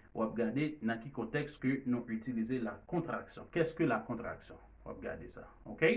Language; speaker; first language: French; non-native, learner; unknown